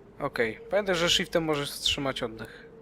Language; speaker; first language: Polish; native; Polish